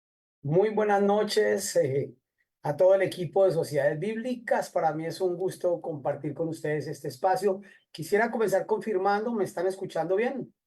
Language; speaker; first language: Spanish; native; Spanish